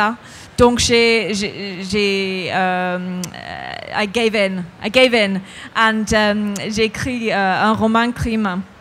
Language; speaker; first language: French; non-native, fluent; English